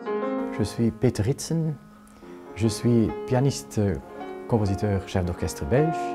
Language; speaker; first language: French; non-native, local second language; Dutch